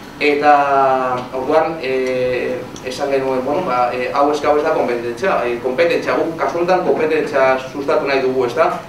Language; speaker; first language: Basque; non-native, local second language; Spanish